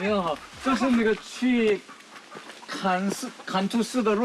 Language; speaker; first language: Chinese; non-native, fluent; Korean